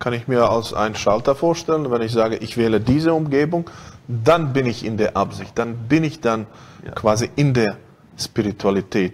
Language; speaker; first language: German; non-native, fluent; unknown